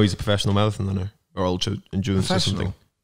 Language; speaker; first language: English; native; English